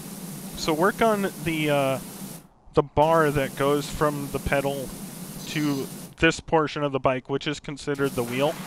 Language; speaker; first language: English; native; English